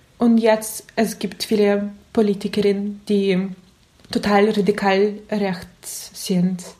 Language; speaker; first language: German; non-native, learner; Russian